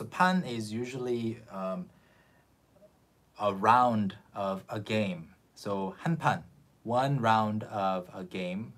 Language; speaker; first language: English; non-native, fluent; Korean